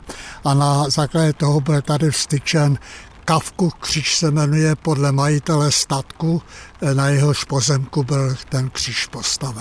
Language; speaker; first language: Czech; native; Czech